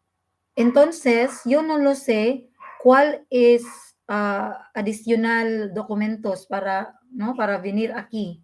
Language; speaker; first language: Spanish; non-native, learner; Filipino